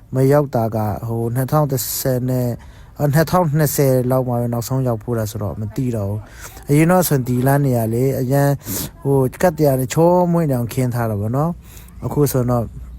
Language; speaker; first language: Burmese; non-native, local second language; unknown